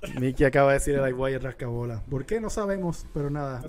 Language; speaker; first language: Spanish; native; Spanish